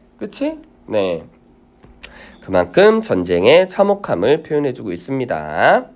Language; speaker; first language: Korean; native; Korean